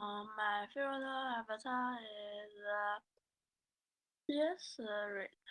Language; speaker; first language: English; non-native, learner; Chinese